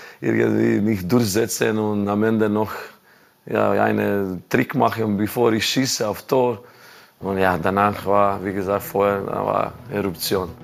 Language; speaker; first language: German; non-native, learner; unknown